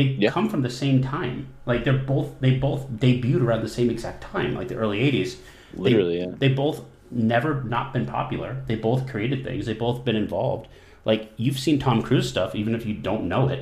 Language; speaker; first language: English; native; English